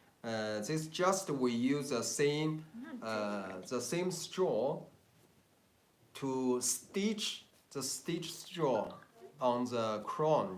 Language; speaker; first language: English; non-native, learner; Chinese